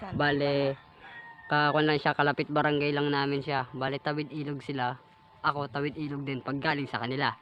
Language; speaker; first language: Filipino; native; Filipino